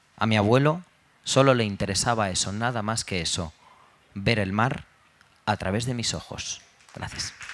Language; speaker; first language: Spanish; early bilingual, other home language; Romanian